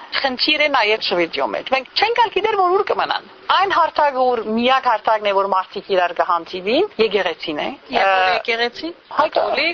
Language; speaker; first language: Armenian; early bilingual, heritage; Armenian